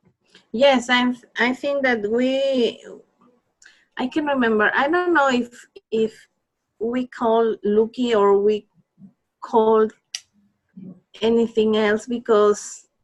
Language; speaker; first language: English; non-native, learner; Spanish